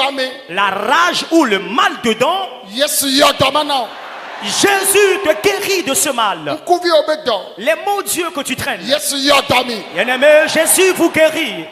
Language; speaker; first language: French; non-native, local second language; Ewe